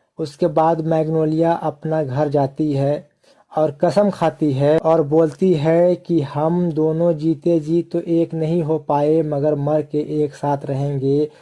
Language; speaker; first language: Hindi; native; Hindi